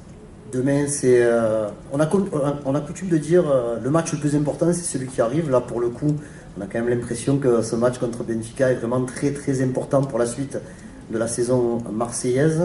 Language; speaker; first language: French; native; French